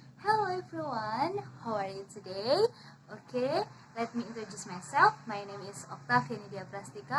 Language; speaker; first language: English; non-native, learner; Indonesian